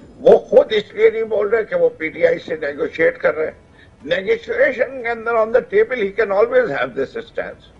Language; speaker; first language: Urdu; native; Urdu